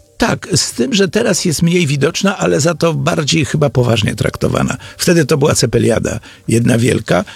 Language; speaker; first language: Polish; native; Polish